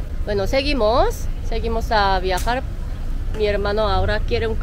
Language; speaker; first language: Spanish; non-native, fluent; Korean